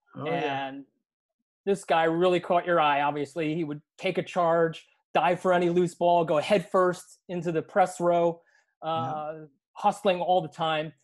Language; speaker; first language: English; native; English